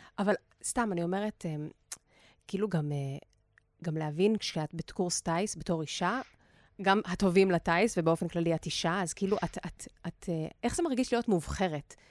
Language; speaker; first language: Hebrew; native; Hebrew